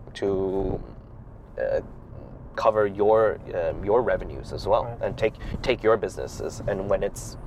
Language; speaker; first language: English; non-native, local second language; Cantonese